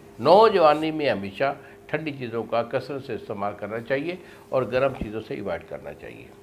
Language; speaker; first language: Urdu; non-native, local second language; Punjabi